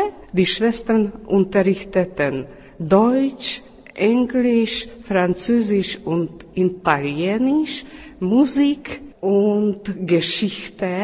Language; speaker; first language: German; non-native, fluent; Czech